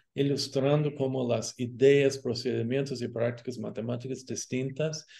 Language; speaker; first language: Portuguese; non-native, fluent; English